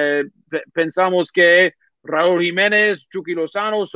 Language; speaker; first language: Spanish; non-native, learner; English